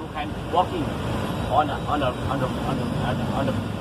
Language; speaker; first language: English; non-native, learner; Thai